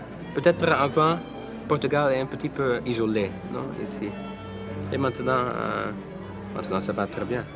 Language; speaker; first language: French; non-native, learner; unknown